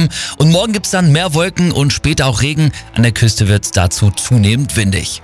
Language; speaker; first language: German; native; German